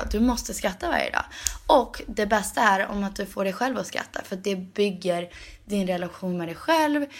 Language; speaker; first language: Swedish; early bilingual, heritage; Swedish